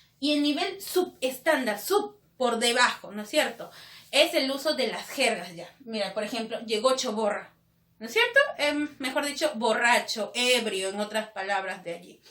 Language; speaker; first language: Spanish; native; Spanish